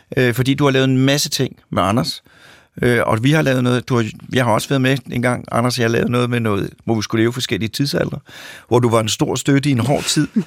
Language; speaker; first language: Danish; native; Danish